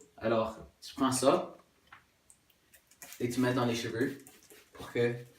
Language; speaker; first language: French; non-native, local second language; English